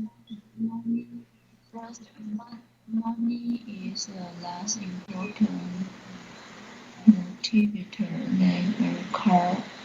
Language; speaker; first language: English; non-native, learner; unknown